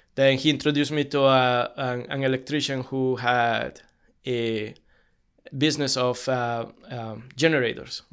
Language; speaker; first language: English; non-native, fluent; Spanish